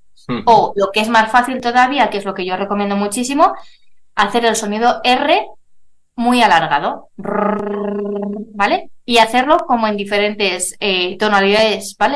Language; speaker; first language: Spanish; native; Spanish